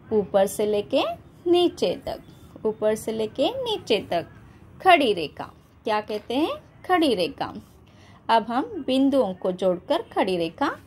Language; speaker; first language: Hindi; non-native, local second language; Kannada